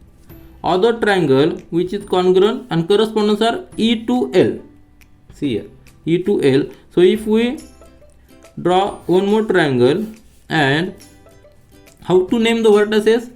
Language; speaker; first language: English; non-native, local second language; Marathi